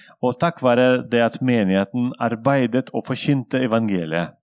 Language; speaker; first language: Norwegian; non-native, fluent; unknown